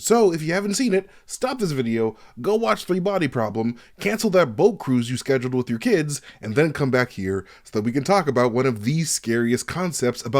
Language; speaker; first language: English; native; English